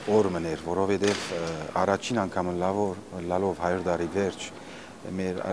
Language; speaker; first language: Armenian; early bilingual, heritage; Armenian